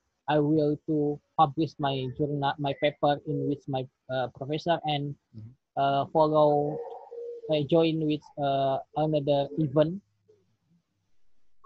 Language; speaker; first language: English; non-native, learner; Indonesian